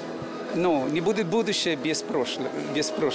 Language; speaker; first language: Russian; non-native, learner; Italian